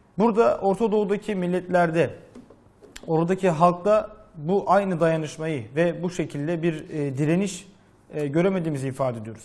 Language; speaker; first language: Turkish; native; Turkish